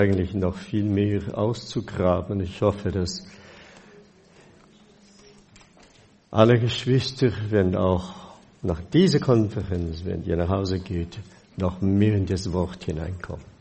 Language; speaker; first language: German; non-native, fluent; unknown